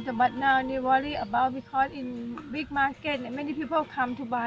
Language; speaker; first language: English; non-native, learner; Thai